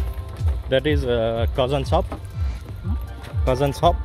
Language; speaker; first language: English; non-native, learner; Nepali